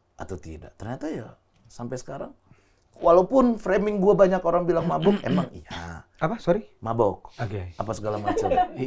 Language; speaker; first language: Indonesian; native; Indonesian